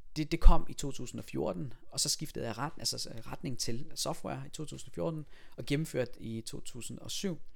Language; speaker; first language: Danish; early bilingual, other home language; Persian